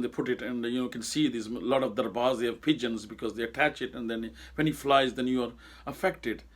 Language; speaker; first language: English; non-native, local second language; Urdu